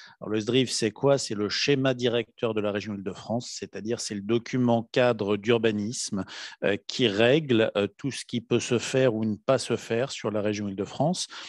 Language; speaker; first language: French; native; French